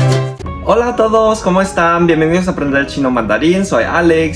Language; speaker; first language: Spanish; non-native, fluent; Chinese